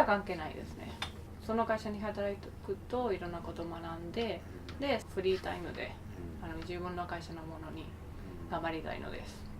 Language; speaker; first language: Japanese; non-native, fluent; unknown